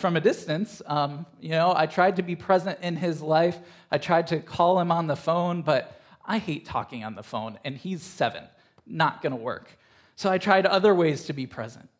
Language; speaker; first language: English; native; English